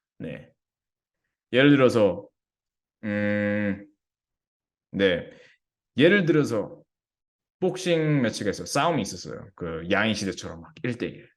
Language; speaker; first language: Korean; early bilingual, heritage; English